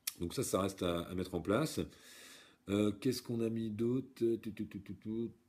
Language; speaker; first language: French; native; French